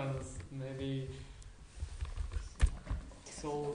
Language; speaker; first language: English; non-native, learner; Chinese